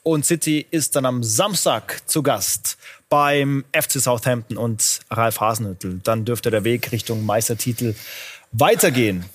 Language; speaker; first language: German; native; German